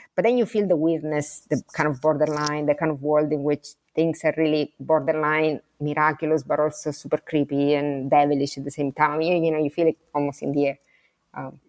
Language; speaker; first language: English; non-native, fluent; Italian